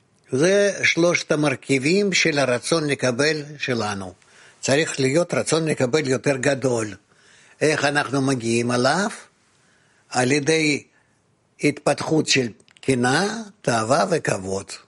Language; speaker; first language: Hebrew; non-native, fluent; Russian